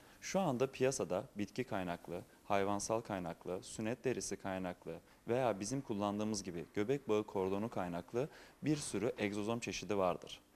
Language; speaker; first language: Turkish; native; Turkish